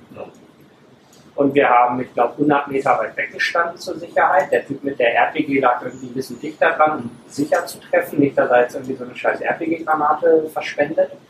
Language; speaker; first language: German; native; German